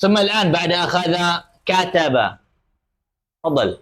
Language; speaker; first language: Arabic; non-native, fluent; Indonesian